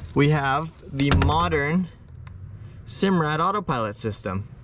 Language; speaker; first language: English; native; English